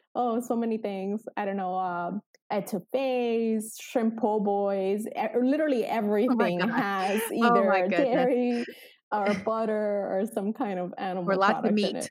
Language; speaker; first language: English; early bilingual, other home language; Spanish